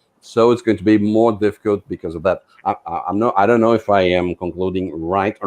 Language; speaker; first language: English; non-native, fluent; Portuguese